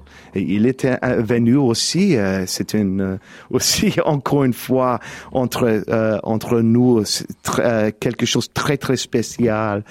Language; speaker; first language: French; non-native, learner; English